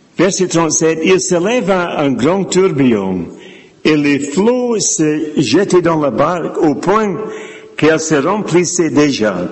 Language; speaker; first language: French; non-native, fluent; English